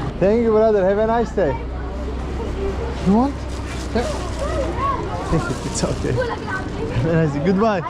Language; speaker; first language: English; non-native, learner; Turkish